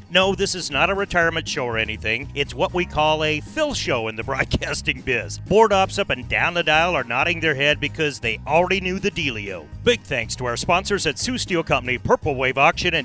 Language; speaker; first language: English; native; English